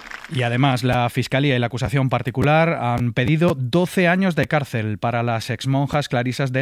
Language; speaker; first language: Spanish; native; Spanish